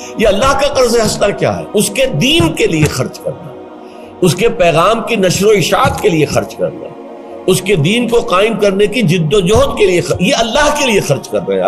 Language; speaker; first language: Urdu; native; Urdu